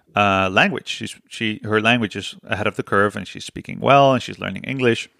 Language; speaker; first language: English; non-native, fluent; Dutch